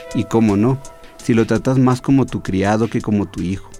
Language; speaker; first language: Spanish; native; Spanish